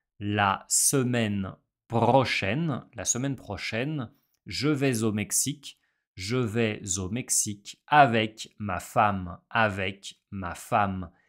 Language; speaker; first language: French; non-native, fluent; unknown